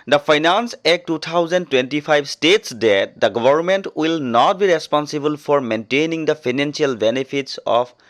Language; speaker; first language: English; non-native, local second language; Assamese